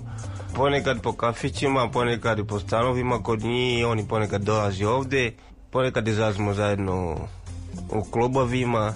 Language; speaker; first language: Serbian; non-native, fluent; Swahili